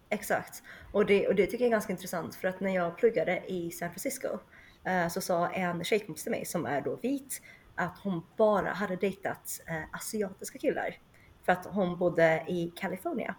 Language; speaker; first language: Swedish; early bilingual, other home language; Chinese